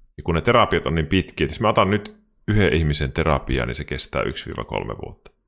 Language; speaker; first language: Finnish; native; Finnish